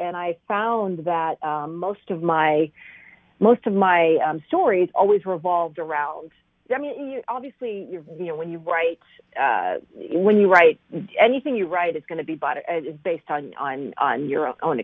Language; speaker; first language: English; native; English